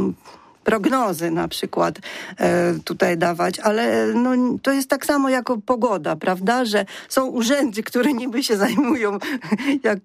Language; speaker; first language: Polish; non-native, fluent; Ukrainian